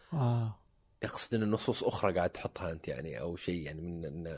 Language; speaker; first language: Arabic; native; Arabic